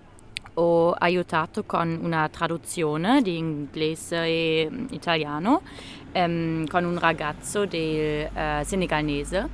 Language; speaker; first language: Italian; non-native, learner; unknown